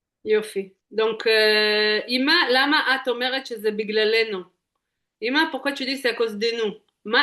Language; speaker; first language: French; native; French